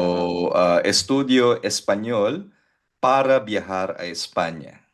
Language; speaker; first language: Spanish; non-native, fluent; Filipino